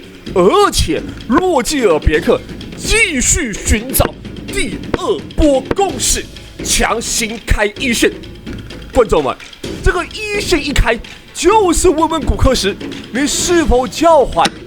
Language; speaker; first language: Chinese; native; Chinese